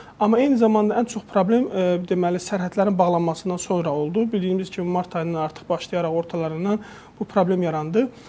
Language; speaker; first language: Azerbaijani; native; Azerbaijani